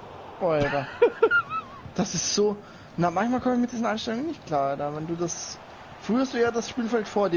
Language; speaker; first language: German; native; German